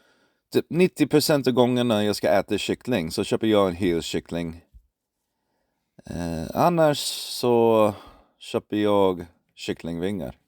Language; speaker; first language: Swedish; non-native, fluent; English